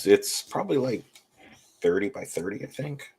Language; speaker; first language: English; native; English